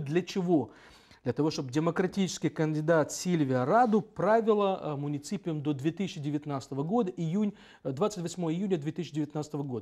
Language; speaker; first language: Russian; native; Russian